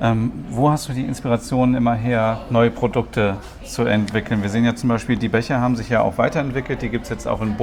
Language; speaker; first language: German; native; German